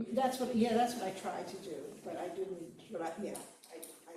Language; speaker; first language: English; native; English